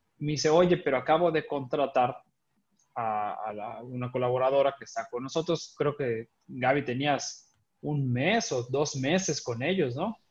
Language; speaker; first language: Spanish; native; Spanish